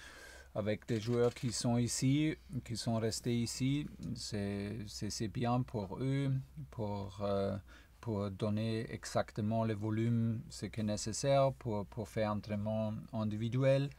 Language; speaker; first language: French; non-native, fluent; German